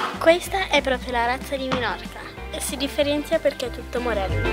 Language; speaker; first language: Italian; native; Italian